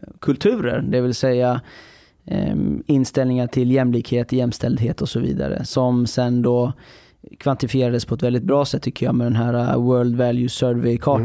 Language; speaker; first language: Swedish; early bilingual, other home language; Persian